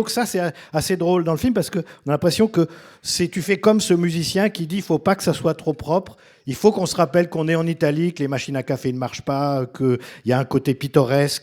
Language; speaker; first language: French; native; French